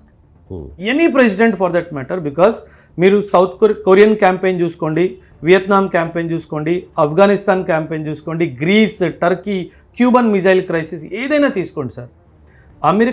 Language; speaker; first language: Telugu; non-native, local second language; Punjabi